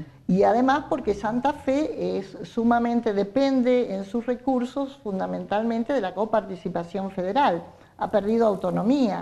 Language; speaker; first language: Spanish; native; Spanish